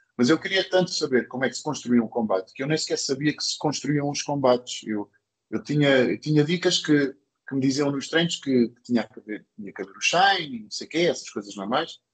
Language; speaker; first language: Portuguese; early bilingual, other home language; English